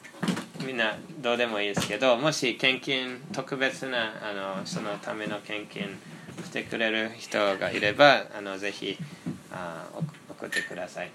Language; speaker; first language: Japanese; non-native, fluent; English